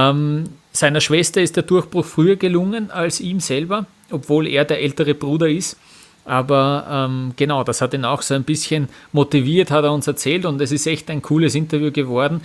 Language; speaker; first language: German; native; German